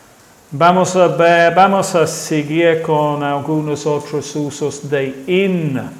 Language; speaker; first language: Spanish; non-native, fluent; English